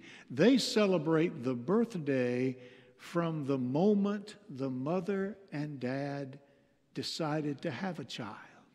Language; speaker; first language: English; native; English